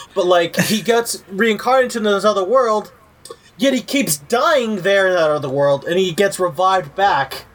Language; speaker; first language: English; early bilingual, heritage; Spanish